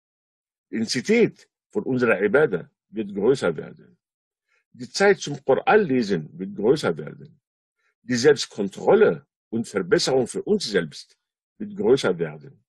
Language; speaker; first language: German; non-native, fluent; Arabic